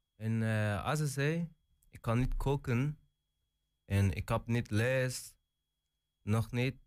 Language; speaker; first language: Dutch; non-native, learner; Persian